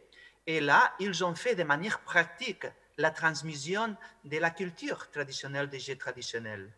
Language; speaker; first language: French; non-native, fluent; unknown